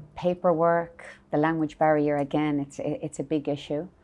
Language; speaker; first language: English; native; English